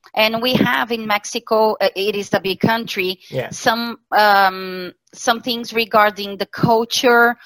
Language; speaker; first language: English; non-native, fluent; Portuguese